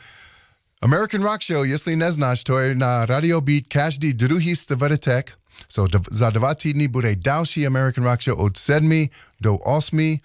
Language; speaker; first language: Czech; non-native, learner; English